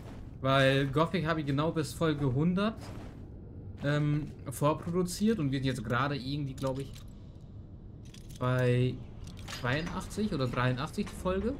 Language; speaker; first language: German; native; German